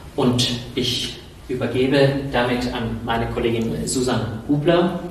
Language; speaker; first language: German; native; German